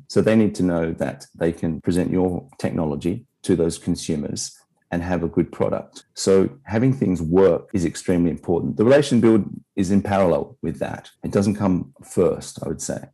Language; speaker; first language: English; native; English